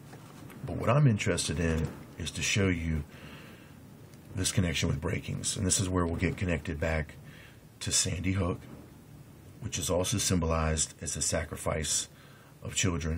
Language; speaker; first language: English; native; English